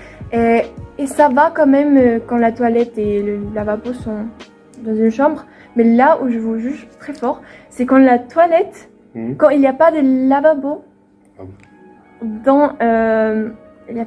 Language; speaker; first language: French; non-native, fluent; Swedish